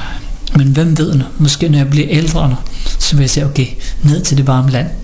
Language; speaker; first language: Danish; early bilingual, other home language; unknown